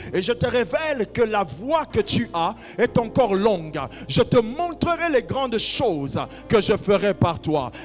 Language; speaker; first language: French; non-native, local second language; Lingala